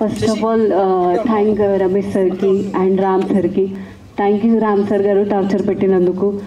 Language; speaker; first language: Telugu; non-native, learner; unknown